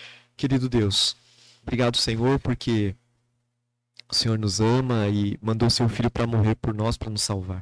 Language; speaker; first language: Portuguese; native; Portuguese